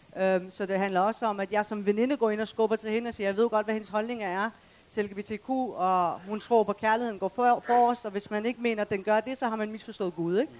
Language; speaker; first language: Danish; early bilingual, other home language; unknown